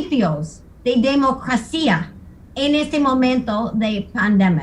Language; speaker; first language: Spanish; non-native, fluent; English